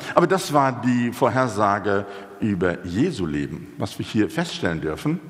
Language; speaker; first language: German; non-native, fluent; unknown